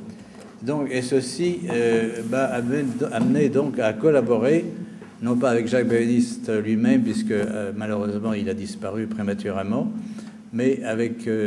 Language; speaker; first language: French; native; French